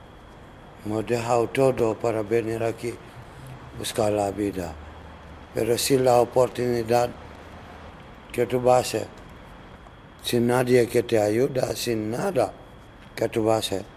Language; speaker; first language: Spanish; non-native, learner; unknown